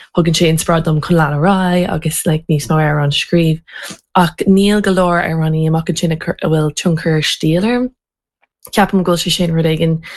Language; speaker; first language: Irish; non-native, local second language; English